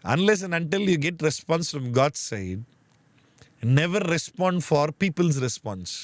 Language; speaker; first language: English; non-native, local second language; Tamil